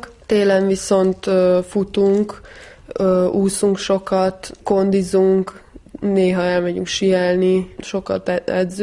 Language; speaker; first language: Hungarian; early bilingual, heritage; Hungarian